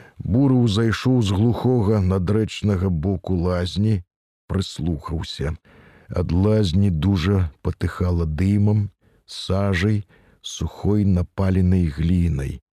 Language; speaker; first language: Belarusian; native; Belarusian